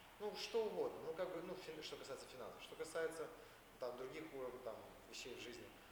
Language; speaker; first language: Russian; native; Russian